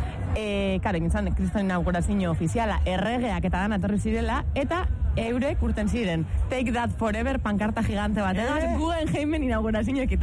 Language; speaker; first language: Basque; native; Basque